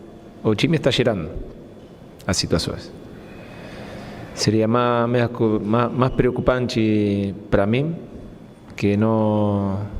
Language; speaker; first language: Portuguese; non-native, fluent; Spanish